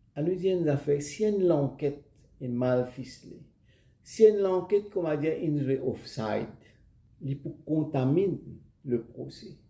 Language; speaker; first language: French; non-native, local second language; Morisyen